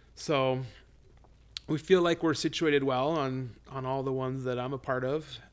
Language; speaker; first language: English; native; English